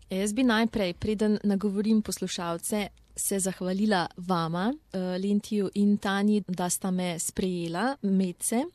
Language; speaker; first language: Slovenian; native; Slovenian